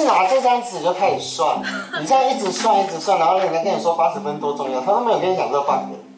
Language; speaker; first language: Chinese; native; Chinese